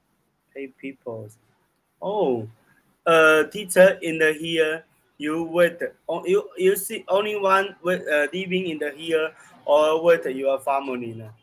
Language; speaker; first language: English; non-native, learner; Chinese